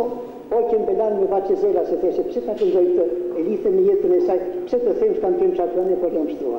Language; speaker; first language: Albanian; native; Albanian